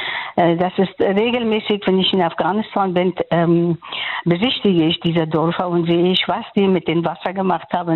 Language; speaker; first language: German; non-native, fluent; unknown